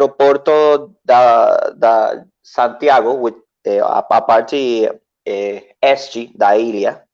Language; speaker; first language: Portuguese; non-native, learner; Spanish